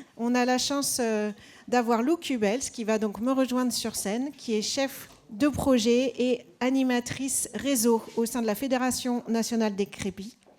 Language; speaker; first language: French; native; French